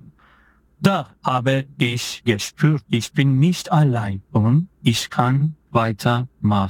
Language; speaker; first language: German; non-native, fluent; Turkish